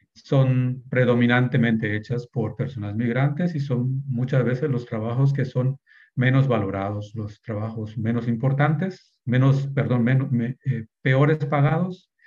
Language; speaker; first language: Spanish; native; Spanish